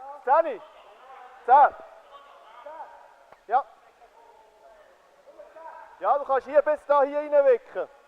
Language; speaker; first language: German; native; German